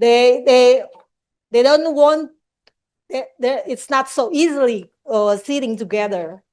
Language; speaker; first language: English; non-native, local second language; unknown